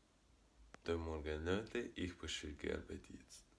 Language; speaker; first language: German; non-native, learner; Russian